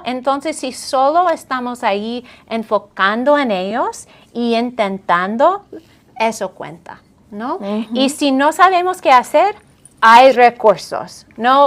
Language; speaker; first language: Spanish; non-native, fluent; English